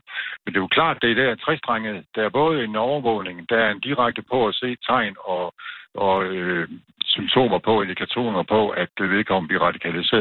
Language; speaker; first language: Danish; native; Danish